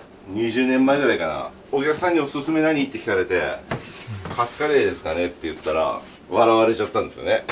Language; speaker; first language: Japanese; native; Japanese